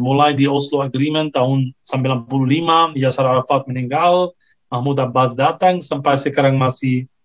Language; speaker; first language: Indonesian; non-native, fluent; Arabic